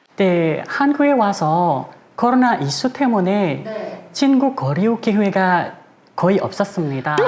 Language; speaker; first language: Korean; non-native, fluent; Indonesian